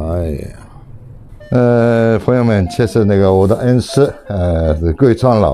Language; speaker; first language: Chinese; non-native, fluent; Japanese